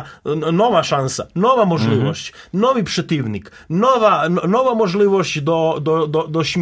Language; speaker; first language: Polish; non-native, learner; Serbian